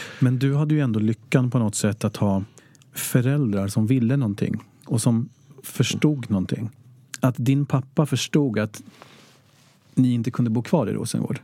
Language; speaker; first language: Swedish; native; Swedish